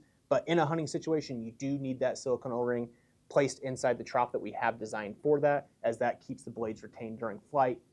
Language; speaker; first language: English; native; English